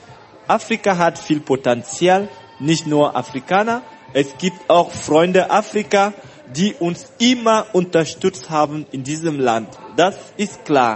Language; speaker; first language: German; non-native, fluent; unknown